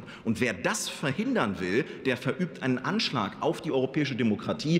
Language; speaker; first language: German; native; German